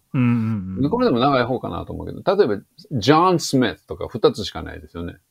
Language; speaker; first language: Japanese; native; Japanese